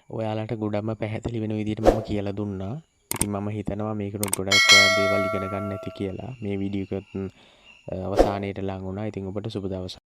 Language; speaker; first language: Sinhala; native; Sinhala